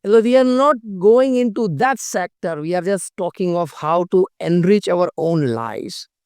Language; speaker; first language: English; non-native, local second language; Gujarati